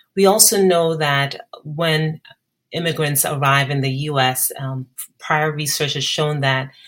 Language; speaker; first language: English; non-native, local second language; Akan